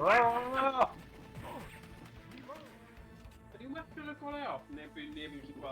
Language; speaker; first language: Welsh; native; Welsh